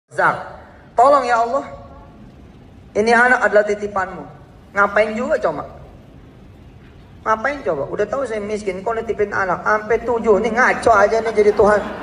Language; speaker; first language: Indonesian; native; Indonesian